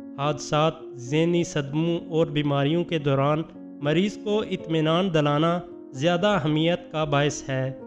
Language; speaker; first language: Urdu; non-native, local second language; Punjabi